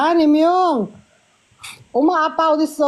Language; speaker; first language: Korean; non-native, learner; Filipino